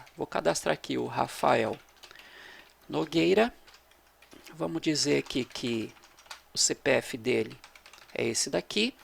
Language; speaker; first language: Portuguese; native; Portuguese